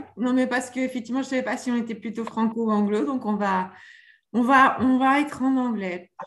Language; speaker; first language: French; early bilingual, heritage; French